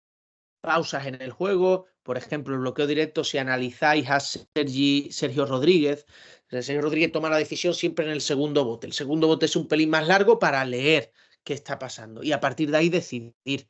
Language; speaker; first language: Spanish; native; Spanish